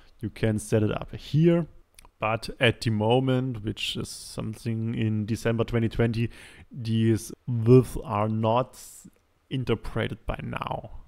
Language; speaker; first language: English; non-native, fluent; German